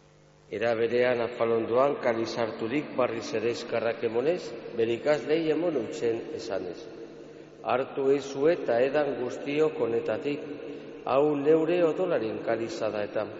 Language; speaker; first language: Basque; native; Basque